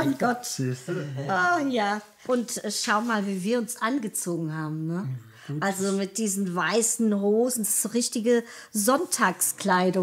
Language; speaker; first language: German; early bilingual, other home language; Portuguese